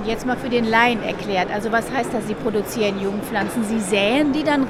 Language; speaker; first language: German; native; German